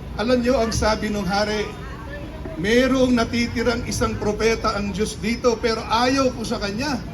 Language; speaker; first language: Filipino; non-native, local second language; Pampanga